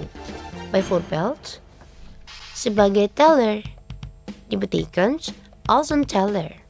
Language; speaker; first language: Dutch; non-native, learner; Indonesian